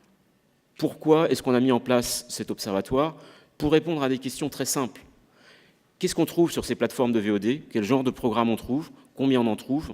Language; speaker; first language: French; native; French